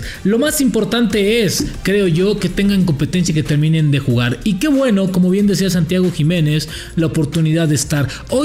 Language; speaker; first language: Spanish; native; Spanish